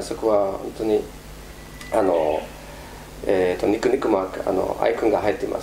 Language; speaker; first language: Japanese; non-native, fluent; German